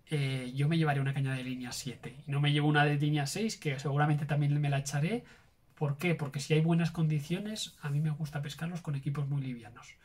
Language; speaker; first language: Spanish; native; Spanish